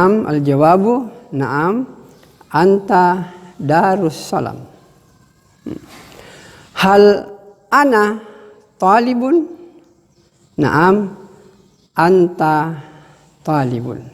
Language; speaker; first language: Arabic; non-native, fluent; Indonesian